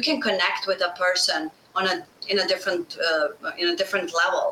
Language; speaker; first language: English; non-native, fluent; Bosnian